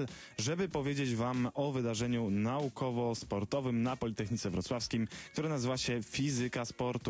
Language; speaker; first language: Polish; native; Polish